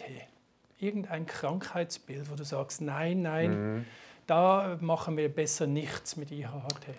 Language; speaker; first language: German; native; German